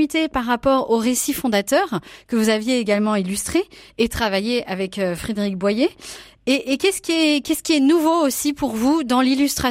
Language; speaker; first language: French; native; French